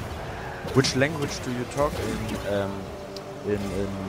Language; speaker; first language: English; non-native, learner; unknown